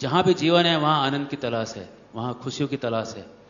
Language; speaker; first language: Hindi; native; Hindi